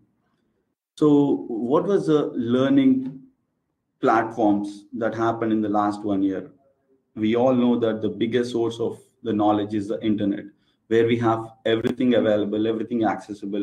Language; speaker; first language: English; non-native, local second language; Telugu